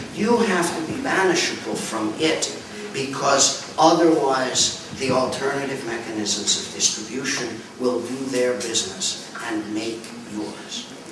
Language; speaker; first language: English; native; English